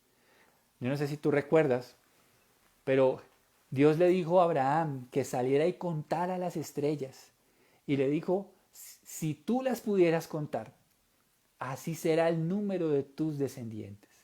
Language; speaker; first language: Spanish; native; Spanish